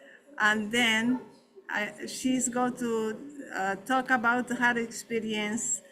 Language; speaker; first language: English; non-native, learner; Portuguese